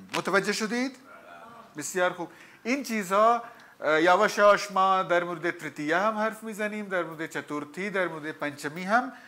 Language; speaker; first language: Persian; non-native, fluent; Hindi